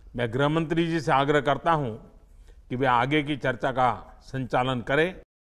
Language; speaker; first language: Hindi; non-native, local second language; Gujarati